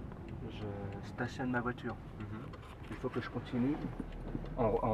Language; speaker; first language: French; native; French